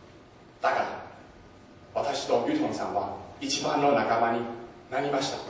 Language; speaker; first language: Japanese; non-native, learner; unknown